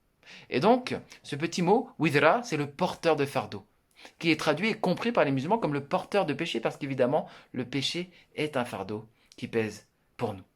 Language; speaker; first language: French; native; French